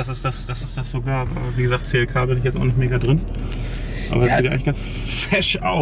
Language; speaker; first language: German; native; German